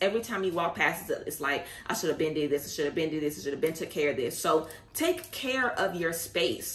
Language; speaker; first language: English; native; English